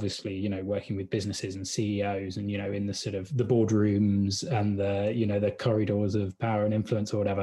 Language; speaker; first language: English; native; English